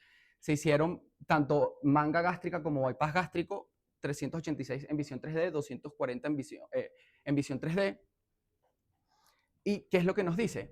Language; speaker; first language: Spanish; native; Spanish